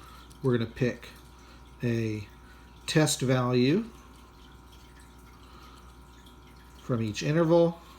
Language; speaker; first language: English; native; English